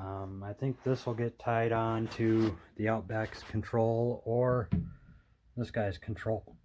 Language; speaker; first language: English; native; English